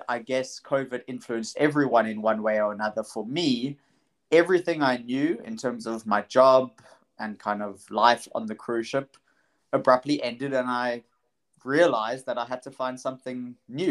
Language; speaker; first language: English; native; English